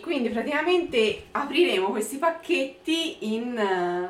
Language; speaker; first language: Italian; native; Italian